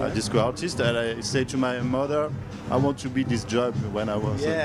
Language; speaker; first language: English; non-native, learner; French